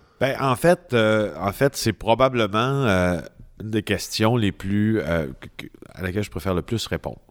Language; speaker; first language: French; native; French